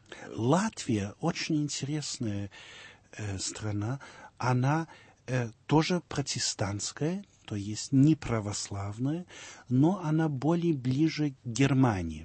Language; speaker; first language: Russian; early bilingual, heritage; Russian